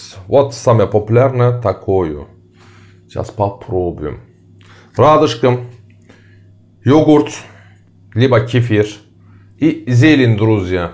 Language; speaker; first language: Russian; non-native, learner; Turkish